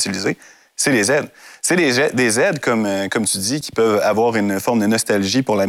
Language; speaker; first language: French; native; French